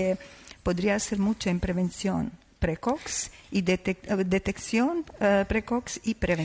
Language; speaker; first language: Spanish; non-native, learner; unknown